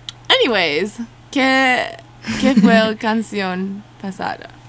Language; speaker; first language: Spanish; non-native, learner; English